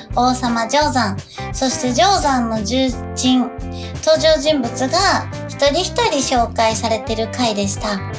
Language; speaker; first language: Japanese; native; Japanese